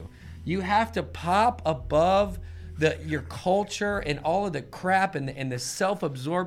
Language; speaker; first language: English; native; English